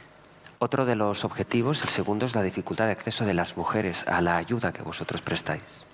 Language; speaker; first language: Spanish; native; Spanish